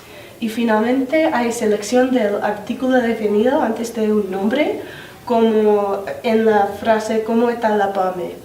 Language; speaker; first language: Spanish; non-native, learner; English